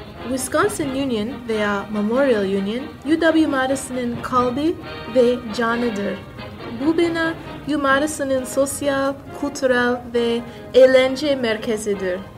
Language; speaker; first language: Turkish; non-native, learner; English